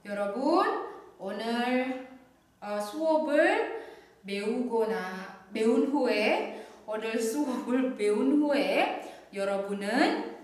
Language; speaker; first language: Korean; non-native, fluent; Indonesian